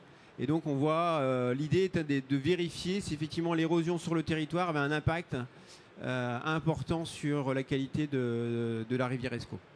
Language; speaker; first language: French; native; French